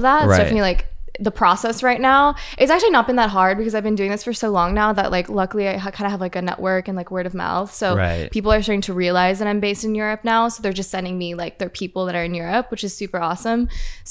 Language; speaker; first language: English; early bilingual, other home language; French